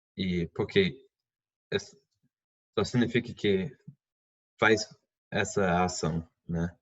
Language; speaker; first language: Portuguese; non-native, fluent; English